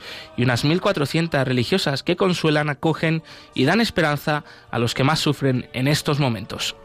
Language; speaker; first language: Spanish; native; Spanish